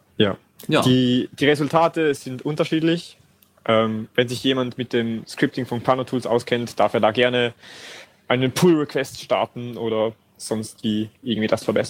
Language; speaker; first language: German; native; German